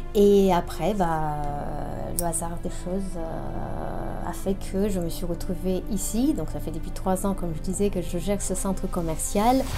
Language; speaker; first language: French; non-native, fluent; Romanian